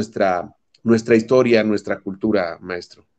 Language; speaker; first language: Spanish; native; Spanish